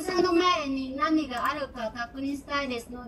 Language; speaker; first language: Japanese; non-native, fluent; Bangla